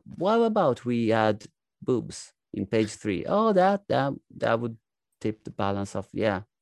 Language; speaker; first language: English; non-native, fluent; Italian